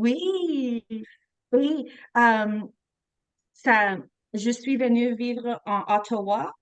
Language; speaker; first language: French; non-native, local second language; English